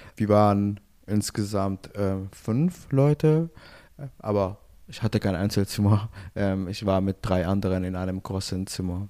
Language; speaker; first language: German; non-native, fluent; Arabic